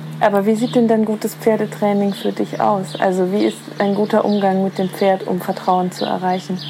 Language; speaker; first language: German; native; German